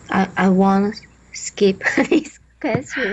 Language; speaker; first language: English; non-native, learner; Chinese